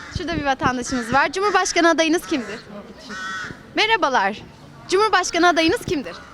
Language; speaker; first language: Turkish; native; Turkish